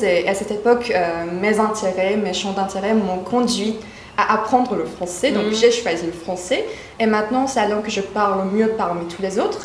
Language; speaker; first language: French; non-native, fluent; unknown